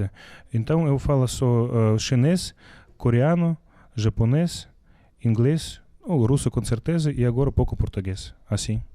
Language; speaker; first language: Portuguese; non-native, learner; Russian